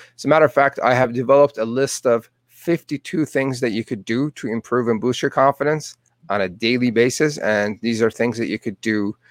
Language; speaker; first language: English; non-native, fluent; Persian